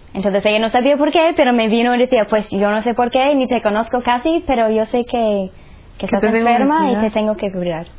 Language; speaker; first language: Spanish; non-native, fluent; English